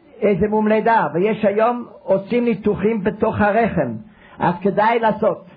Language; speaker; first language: Hebrew; non-native, fluent; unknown